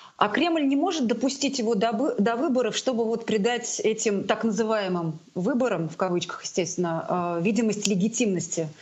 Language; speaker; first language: Russian; non-native, local second language; Tatar